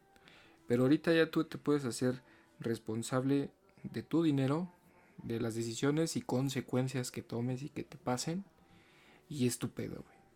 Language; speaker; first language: Spanish; native; Spanish